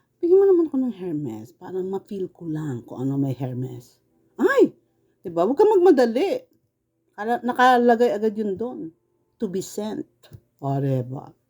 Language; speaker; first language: Filipino; native; Filipino